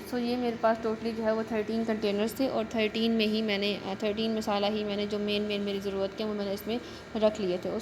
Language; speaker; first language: Urdu; native; Urdu